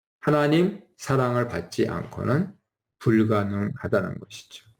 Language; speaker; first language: Korean; native; Korean